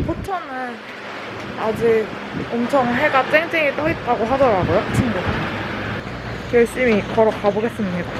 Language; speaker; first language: Korean; native; Korean